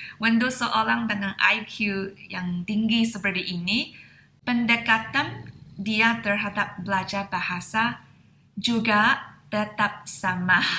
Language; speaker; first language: Indonesian; non-native, fluent; Chinese